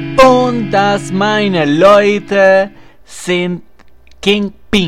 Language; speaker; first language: German; non-native, fluent; Spanish